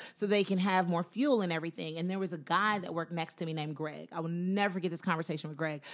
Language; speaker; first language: English; native; English